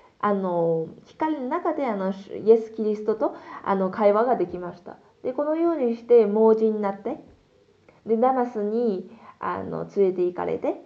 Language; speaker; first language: Japanese; non-native, fluent; Korean